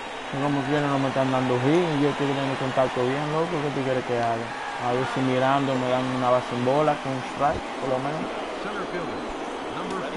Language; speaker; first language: Spanish; early bilingual, heritage; Spanish